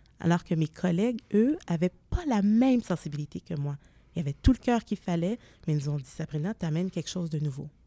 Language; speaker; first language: French; native; French